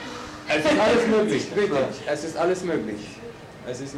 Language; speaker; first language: German; non-native, fluent; Turkish